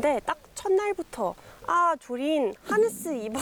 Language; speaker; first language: Korean; non-native, fluent; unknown